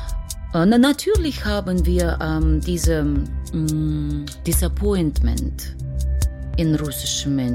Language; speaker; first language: German; non-native, learner; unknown